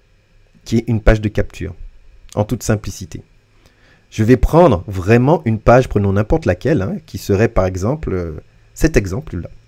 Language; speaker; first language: French; native; French